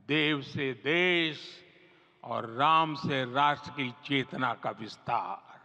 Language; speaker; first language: Hindi; non-native, local second language; Gujarati